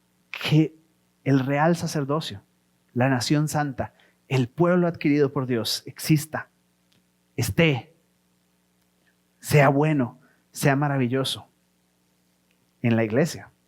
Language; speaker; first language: Spanish; native; Spanish